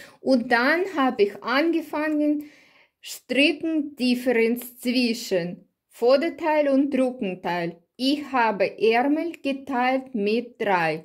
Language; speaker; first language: German; non-native, learner; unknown